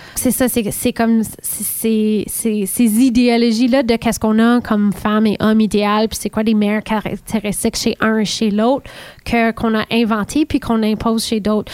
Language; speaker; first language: French; native; French